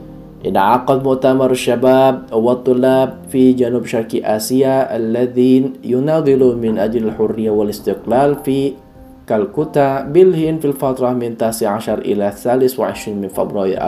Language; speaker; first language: Arabic; non-native, fluent; Indonesian